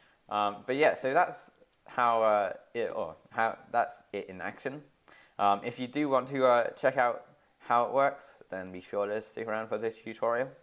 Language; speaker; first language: English; native; English